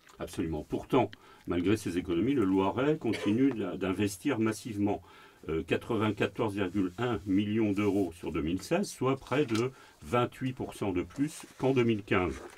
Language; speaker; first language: French; native; French